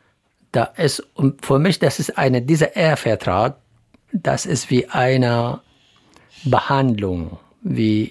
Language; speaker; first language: German; non-native, learner; Central Kurdish